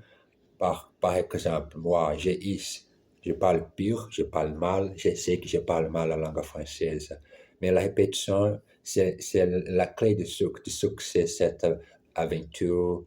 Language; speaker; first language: French; non-native, learner; German